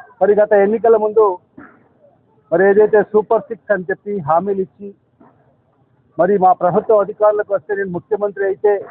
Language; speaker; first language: Telugu; native; Telugu